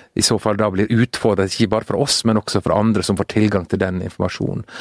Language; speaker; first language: Norwegian; native; Norwegian